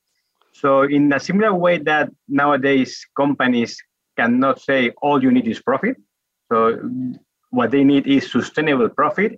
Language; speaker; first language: English; non-native, fluent; Spanish